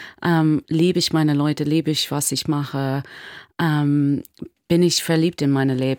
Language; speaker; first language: German; non-native, learner; English